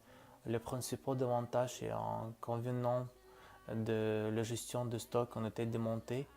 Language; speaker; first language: French; non-native, learner; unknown